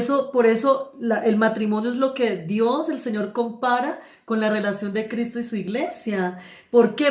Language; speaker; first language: Spanish; native; Spanish